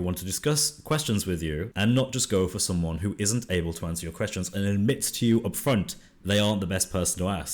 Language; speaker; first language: English; native; English